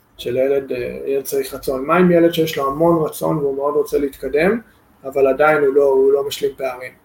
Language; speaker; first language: Hebrew; non-native, fluent; English